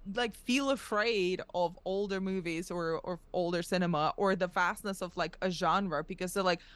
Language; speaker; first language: English; early bilingual, other home language; Russian